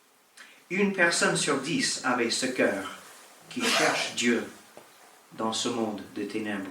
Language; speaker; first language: French; native; French